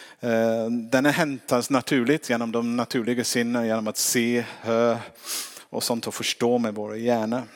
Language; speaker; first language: Swedish; non-native, fluent; English